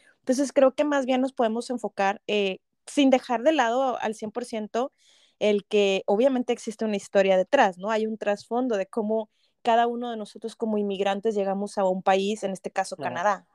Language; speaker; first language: Spanish; native; Spanish